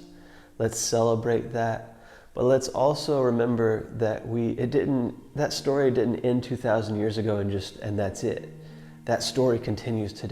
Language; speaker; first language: English; native; English